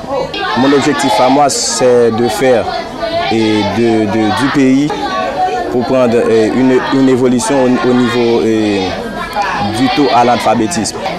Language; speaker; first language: French; non-native, local second language; Haitian Creole